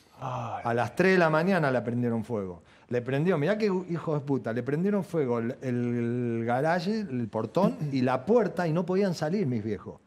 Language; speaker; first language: Spanish; native; Spanish